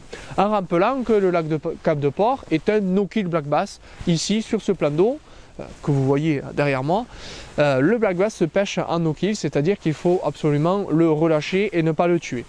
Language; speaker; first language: French; native; French